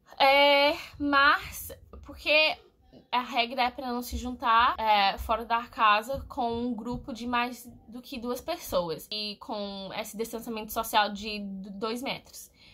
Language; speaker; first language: Portuguese; non-native, fluent; English